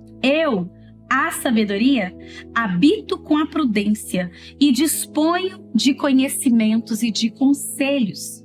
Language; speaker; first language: Portuguese; native; Portuguese